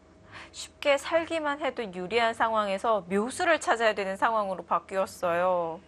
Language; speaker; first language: Korean; native; Korean